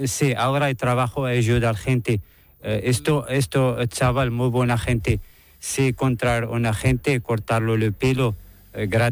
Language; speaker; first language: Spanish; non-native, learner; Arabic